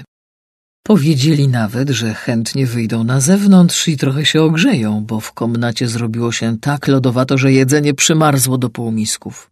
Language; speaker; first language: Polish; native; Polish